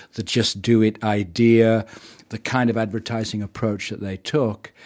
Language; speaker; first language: English; native; English